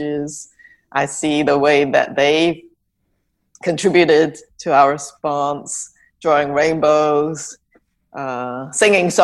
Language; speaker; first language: English; native; English